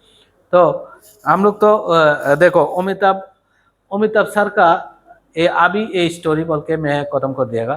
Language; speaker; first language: Hindi; non-native, learner; Bangla